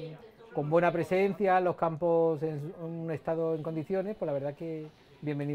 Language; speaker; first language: Spanish; native; Spanish